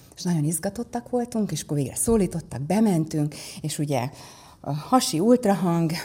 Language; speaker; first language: Hungarian; native; Hungarian